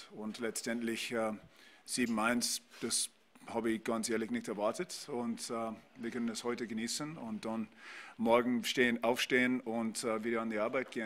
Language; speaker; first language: German; non-native, fluent; English